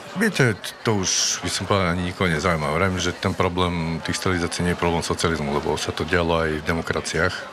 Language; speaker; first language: Slovak; native; Slovak